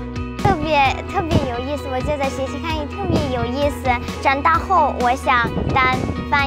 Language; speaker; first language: Chinese; non-native, learner; Russian